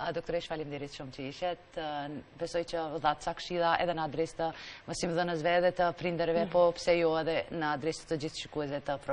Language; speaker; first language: Albanian; native; Albanian